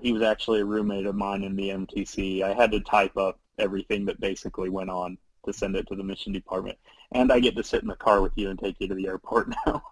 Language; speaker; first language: English; native; English